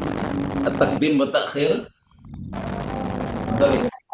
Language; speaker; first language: Arabic; non-native, fluent; Indonesian